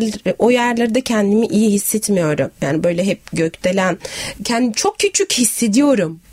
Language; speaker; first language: Turkish; non-native, fluent; Arabic